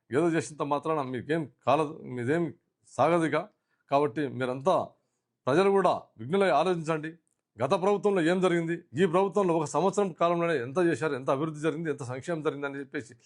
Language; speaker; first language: Telugu; native; Telugu